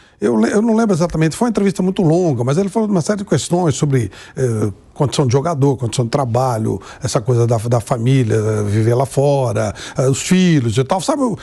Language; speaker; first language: Portuguese; native; Portuguese